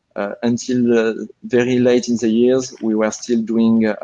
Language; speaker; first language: English; non-native, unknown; French